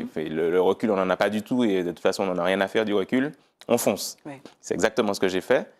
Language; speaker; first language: French; native; French